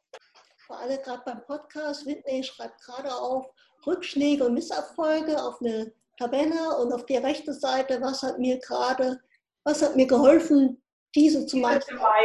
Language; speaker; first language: German; native; German